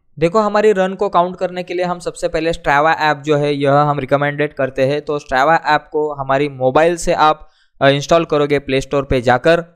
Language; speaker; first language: Hindi; non-native, local second language; Marathi